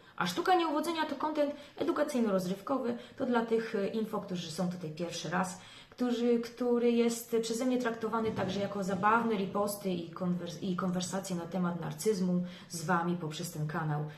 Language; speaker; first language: Polish; native; Polish